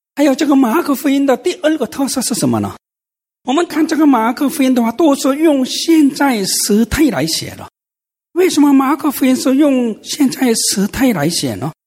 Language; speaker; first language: Chinese; non-native, fluent; Korean